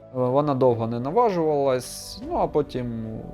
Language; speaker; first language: Ukrainian; native; Ukrainian